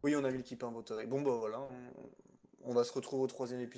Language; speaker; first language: French; native; French